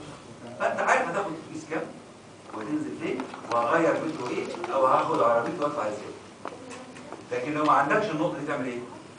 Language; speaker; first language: Arabic; native; Arabic